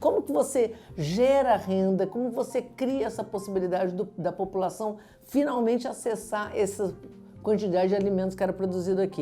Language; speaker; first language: Portuguese; native; Portuguese